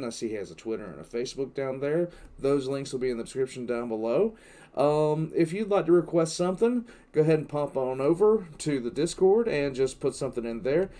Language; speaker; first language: English; native; English